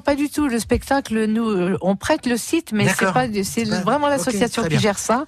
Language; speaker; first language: French; native; French